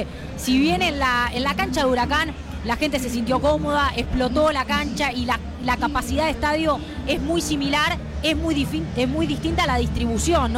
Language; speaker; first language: Spanish; native; Spanish